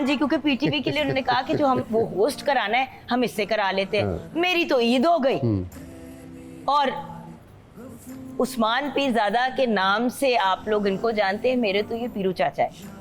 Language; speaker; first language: Urdu; native; Urdu